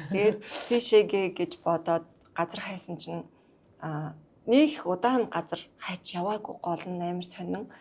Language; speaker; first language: Mongolian; non-native, local second language; Kazakh